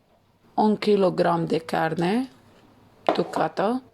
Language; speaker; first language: Romanian; non-native, learner; Arabic